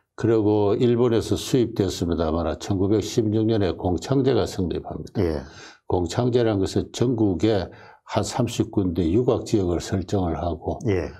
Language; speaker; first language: Korean; native; Korean